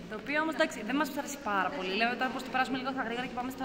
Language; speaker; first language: Greek; native; Greek